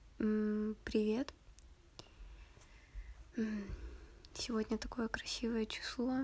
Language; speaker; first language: Russian; native; Russian